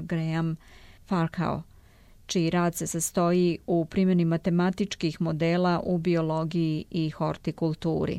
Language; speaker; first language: Serbian; native; Serbian